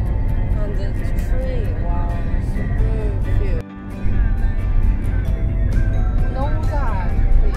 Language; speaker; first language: English; non-native, learner; Chinese